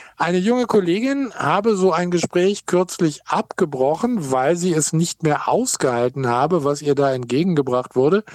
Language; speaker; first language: German; native; German